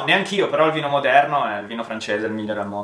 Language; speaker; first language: Italian; native; Italian